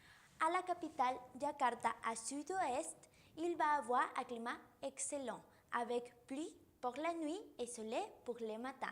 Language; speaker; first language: French; non-native, learner; Spanish